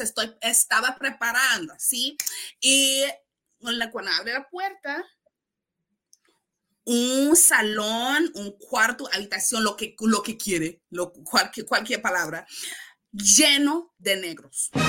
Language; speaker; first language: Spanish; non-native, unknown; English